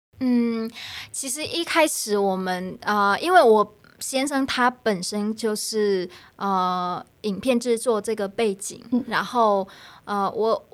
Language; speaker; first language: Chinese; non-native, fluent; Vietnamese